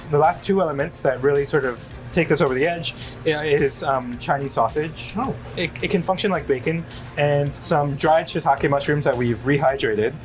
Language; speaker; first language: English; non-native, local second language; Cantonese